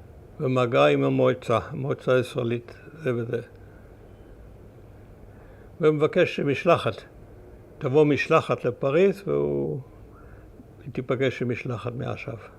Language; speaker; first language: Hebrew; early bilingual, other home language; German